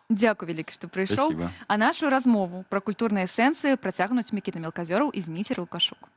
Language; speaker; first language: Belarusian; native; Belarusian